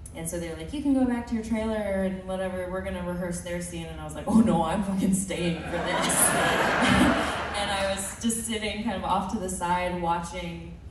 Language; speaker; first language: English; early bilingual, other home language; Filipino